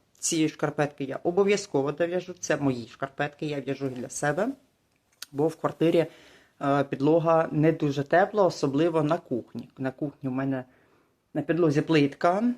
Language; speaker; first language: Ukrainian; non-native, local second language; Russian